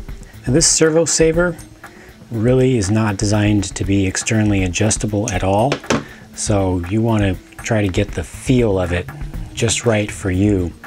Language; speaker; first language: English; native; English